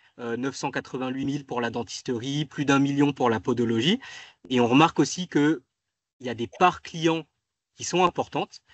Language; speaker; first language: French; native; French